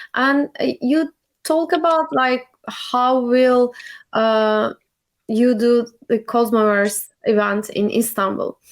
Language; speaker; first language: English; non-native, learner; Turkish